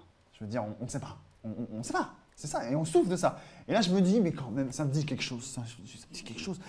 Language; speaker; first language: French; native; French